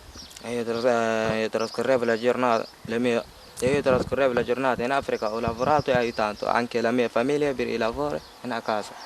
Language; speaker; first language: Italian; non-native, learner; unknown